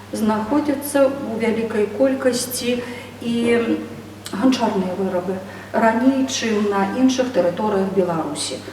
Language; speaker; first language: Belarusian; native; Belarusian